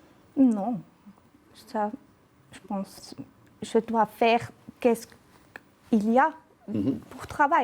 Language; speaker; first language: French; non-native, local second language; German